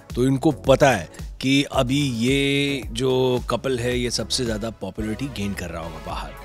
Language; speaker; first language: Hindi; native; Hindi